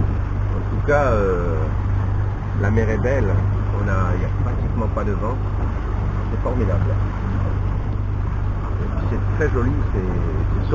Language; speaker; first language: French; native; French